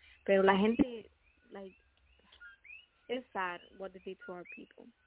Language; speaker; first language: English; non-native, fluent; Spanish